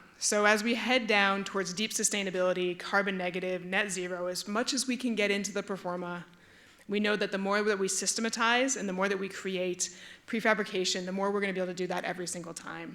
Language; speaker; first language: English; native; English